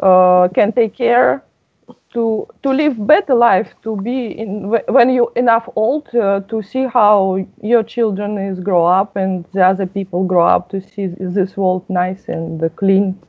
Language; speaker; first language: English; non-native, learner; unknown